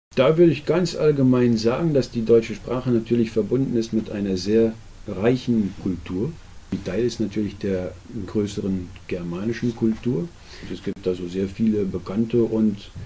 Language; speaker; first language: German; non-native, local second language; Dutch